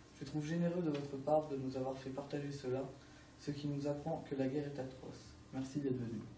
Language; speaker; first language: French; native; French